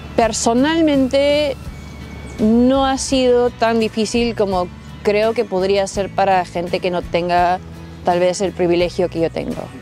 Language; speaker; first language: Spanish; early bilingual, heritage; Spanish